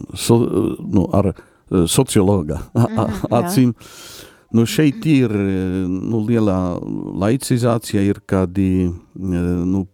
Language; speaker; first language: Latvian; non-native, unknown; Polish